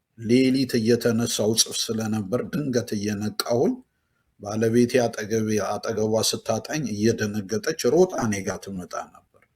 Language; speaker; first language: Amharic; native; Amharic